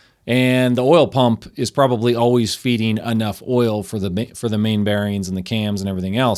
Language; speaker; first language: English; native; English